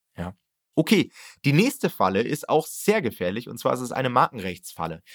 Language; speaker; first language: German; native; German